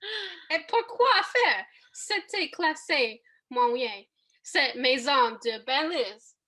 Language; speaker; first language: French; non-native, learner; English